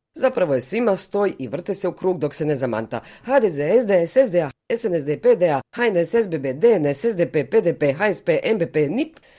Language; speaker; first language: Bosnian; native; Bosnian